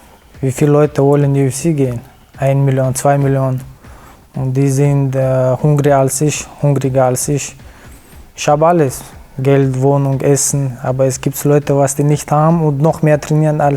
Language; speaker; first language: German; non-native, fluent; Chechen